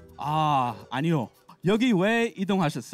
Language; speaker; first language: Korean; non-native, fluent; English